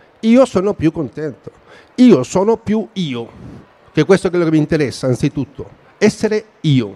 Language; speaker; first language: Italian; non-native, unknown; Spanish